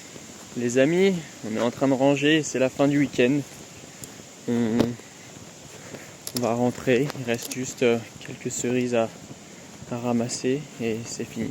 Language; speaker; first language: French; native; French